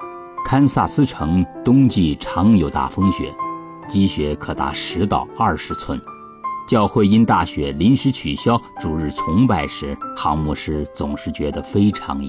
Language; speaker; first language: Chinese; native; Chinese